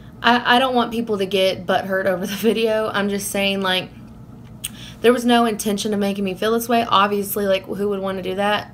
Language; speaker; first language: English; native; English